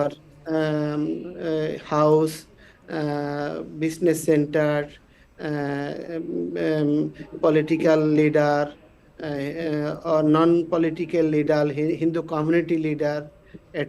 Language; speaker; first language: Hindi; non-native, learner; Bangla